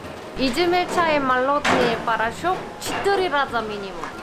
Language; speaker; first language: Russian; non-native, learner; Korean